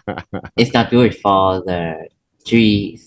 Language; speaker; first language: English; non-native, learner; Vietnamese